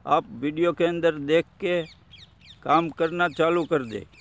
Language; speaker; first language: Hindi; non-native, local second language; Gujarati